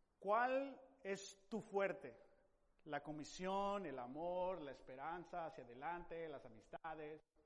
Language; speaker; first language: Spanish; non-native, fluent; English